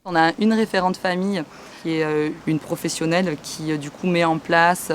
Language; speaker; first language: French; native; French